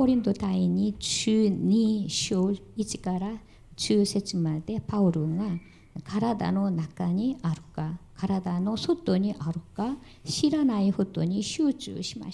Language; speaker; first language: Japanese; non-native, fluent; Korean